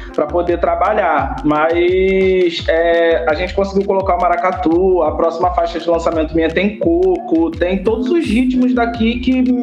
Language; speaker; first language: Portuguese; native; Portuguese